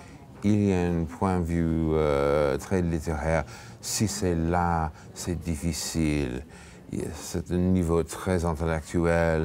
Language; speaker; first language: French; non-native, fluent; English